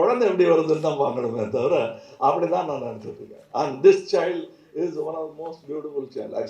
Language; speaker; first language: Tamil; native; Tamil